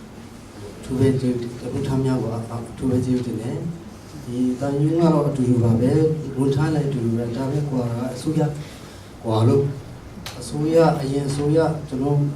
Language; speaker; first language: Burmese; non-native, local second language; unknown